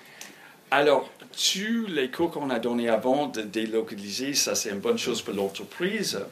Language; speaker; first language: French; non-native, fluent; English